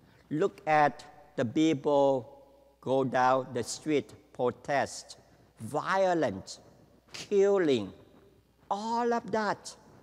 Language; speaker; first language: English; non-native, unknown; Vietnamese